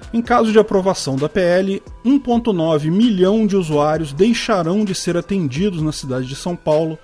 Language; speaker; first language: Portuguese; native; Portuguese